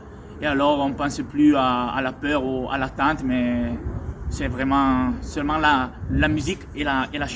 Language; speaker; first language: French; non-native, local second language; Italian